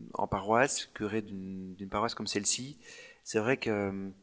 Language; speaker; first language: French; native; French